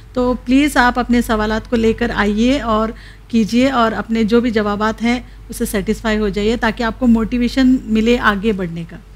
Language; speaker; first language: Hindi; non-native, local second language; Urdu